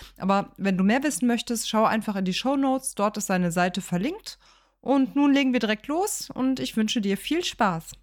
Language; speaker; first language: German; native; German